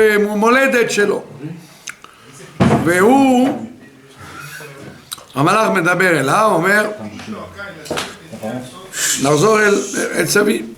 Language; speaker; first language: Hebrew; non-native, fluent; French